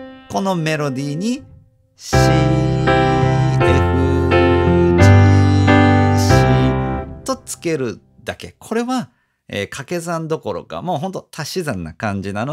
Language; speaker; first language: Japanese; native; Japanese